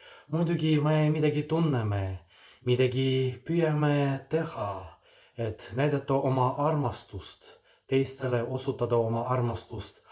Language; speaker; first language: Estonian; non-native, fluent; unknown